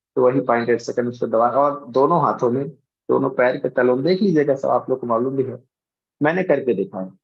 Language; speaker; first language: Hindi; native; Hindi